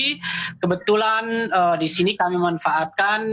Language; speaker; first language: Indonesian; native; Indonesian